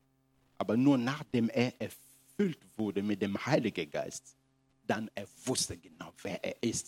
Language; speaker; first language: German; non-native, fluent; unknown